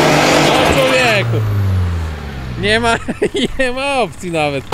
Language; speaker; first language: Polish; native; Polish